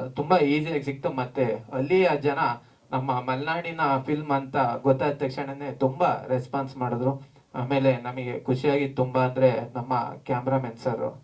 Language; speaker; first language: Kannada; native; Kannada